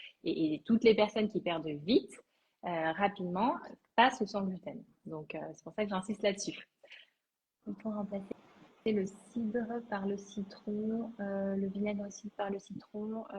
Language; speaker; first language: French; native; French